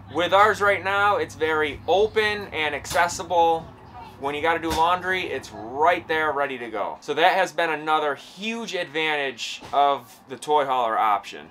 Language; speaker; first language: English; native; English